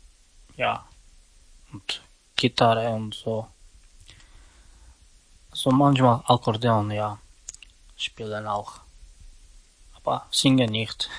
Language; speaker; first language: German; non-native, learner; Slovak